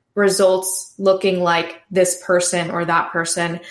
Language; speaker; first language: English; native; English